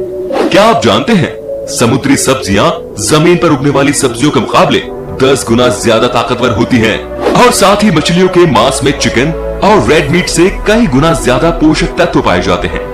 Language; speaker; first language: Hindi; native; Hindi